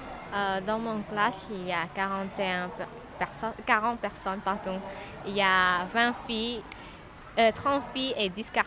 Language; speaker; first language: French; non-native, learner; Lao